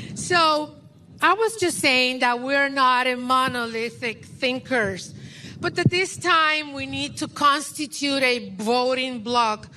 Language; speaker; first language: English; non-native, local second language; Spanish